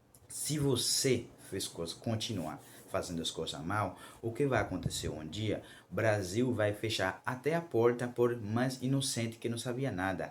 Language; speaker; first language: Portuguese; non-native, local second language; Haitian Creole